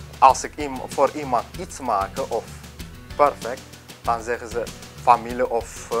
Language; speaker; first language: Dutch; non-native, learner; Turkish